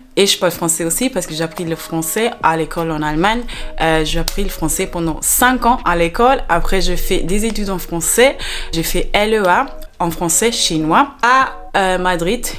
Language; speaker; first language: French; non-native, fluent; German